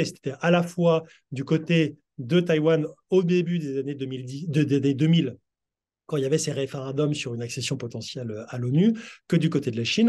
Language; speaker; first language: French; native; French